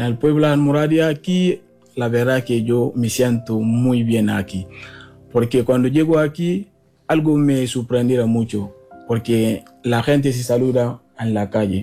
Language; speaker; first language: Spanish; non-native, learner; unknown